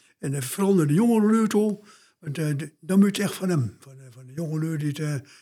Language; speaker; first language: Dutch; native; Dutch